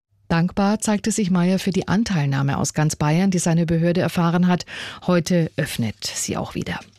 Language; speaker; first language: German; native; German